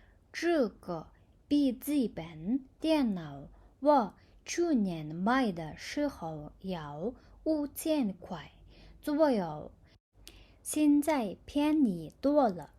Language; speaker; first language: Chinese; non-native, fluent; Mongolian